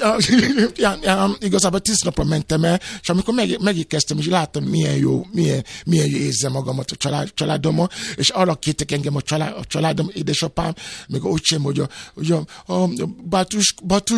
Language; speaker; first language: Hungarian; non-native, learner; Yoruba